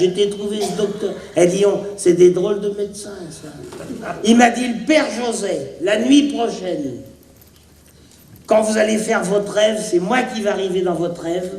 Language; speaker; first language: French; native; French